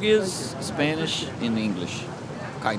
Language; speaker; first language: English; non-native, learner; Khmer